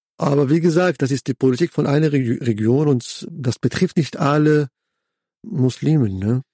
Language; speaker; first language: German; non-native, fluent; Arabic